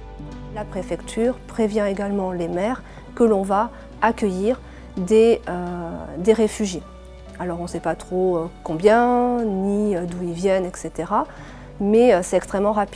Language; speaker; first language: French; native; French